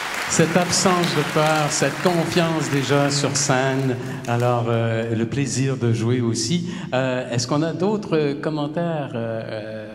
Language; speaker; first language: French; native; French